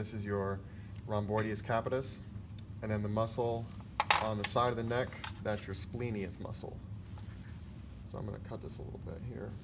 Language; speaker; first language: English; native; English